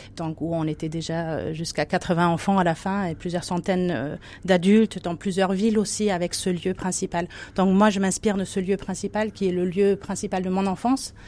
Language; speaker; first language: French; non-native, fluent; German